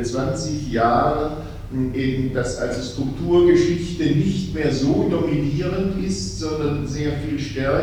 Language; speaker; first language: German; native; German